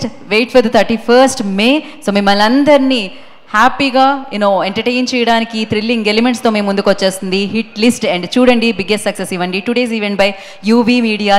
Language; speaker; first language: Telugu; native; Telugu